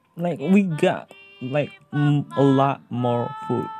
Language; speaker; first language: English; non-native, fluent; Indonesian